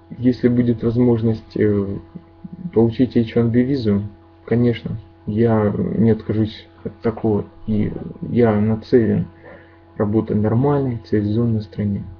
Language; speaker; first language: Russian; native; Russian